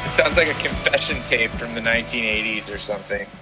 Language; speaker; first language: English; native; English